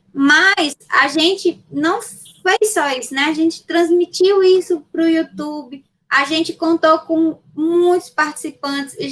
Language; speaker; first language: Portuguese; native; Portuguese